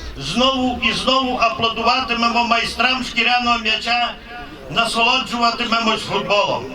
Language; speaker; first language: Ukrainian; native; Ukrainian